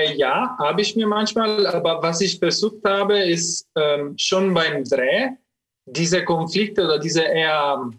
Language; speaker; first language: German; non-native, fluent; Italian